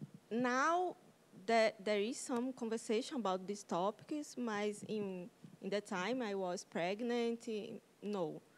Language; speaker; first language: English; non-native, learner; Portuguese